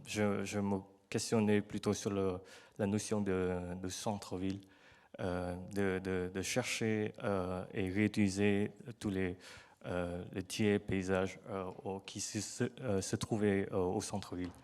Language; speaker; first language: French; non-native, learner; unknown